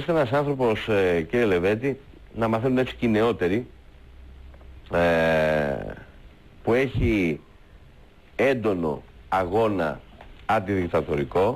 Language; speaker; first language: Greek; native; Greek